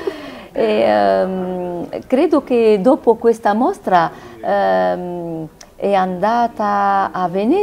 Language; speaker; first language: Italian; non-native, learner; Arabic